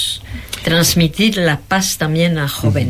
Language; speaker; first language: Spanish; non-native, fluent; French